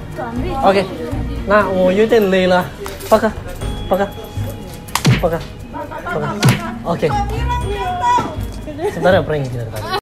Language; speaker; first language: Chinese; non-native, fluent; Indonesian